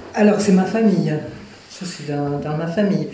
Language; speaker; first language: French; native; French